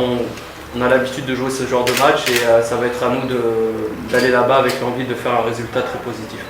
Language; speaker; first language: French; native; French